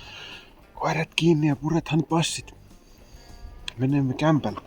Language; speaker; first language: Finnish; native; Finnish